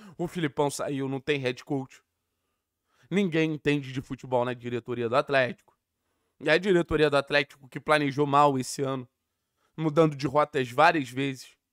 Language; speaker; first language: Portuguese; native; Portuguese